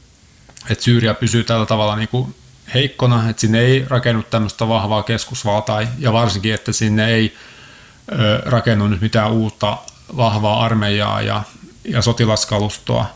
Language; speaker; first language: Finnish; native; Finnish